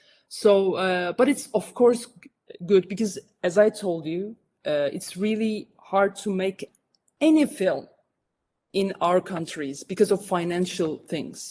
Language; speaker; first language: English; non-native, fluent; Turkish